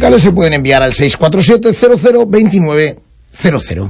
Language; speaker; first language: Spanish; native; Spanish